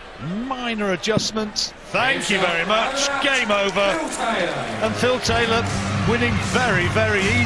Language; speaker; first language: English; native; English